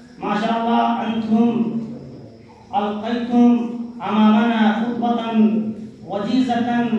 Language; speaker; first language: Arabic; non-native, fluent; Urdu